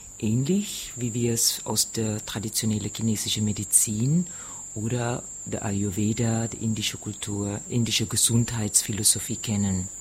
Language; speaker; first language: German; non-native, fluent; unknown